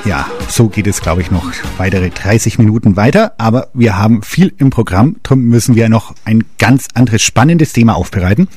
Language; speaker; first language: German; native; German